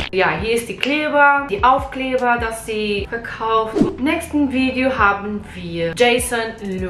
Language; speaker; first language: German; non-native, learner; Portuguese